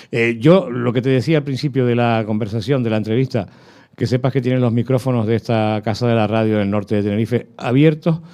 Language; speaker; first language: Spanish; native; Spanish